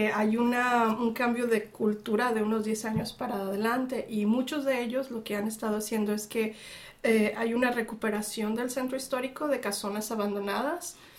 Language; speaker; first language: Spanish; native; Spanish